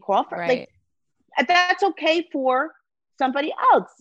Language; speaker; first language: English; native; English